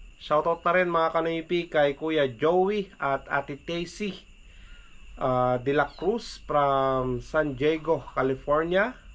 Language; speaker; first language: Filipino; native; Filipino